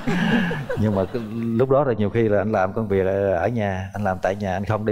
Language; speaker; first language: Vietnamese; native; Vietnamese